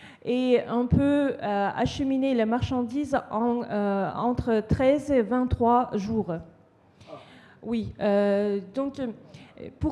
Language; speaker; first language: French; non-native, fluent; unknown